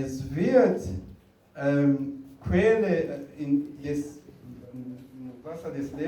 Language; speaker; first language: German; non-native, fluent; Rundi